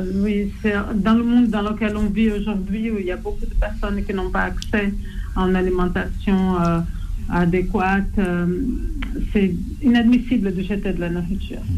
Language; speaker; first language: French; non-native, fluent; Portuguese